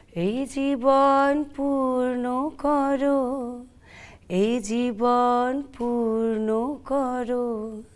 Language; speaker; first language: Hindi; non-native, local second language; Bangla